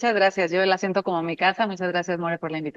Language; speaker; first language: Spanish; native; Spanish